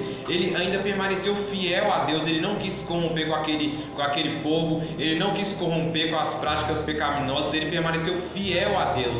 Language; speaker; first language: Portuguese; native; Portuguese